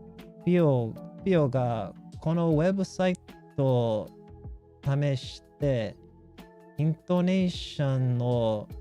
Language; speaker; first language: Japanese; non-native, learner; English